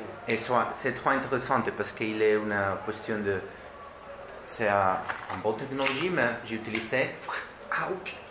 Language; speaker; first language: French; non-native, learner; Spanish